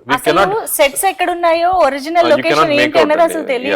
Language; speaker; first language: Telugu; native; Telugu